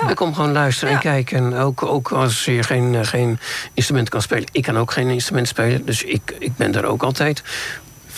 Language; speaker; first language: Dutch; native; Dutch